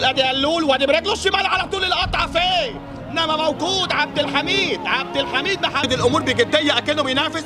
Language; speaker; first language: Arabic; native; Arabic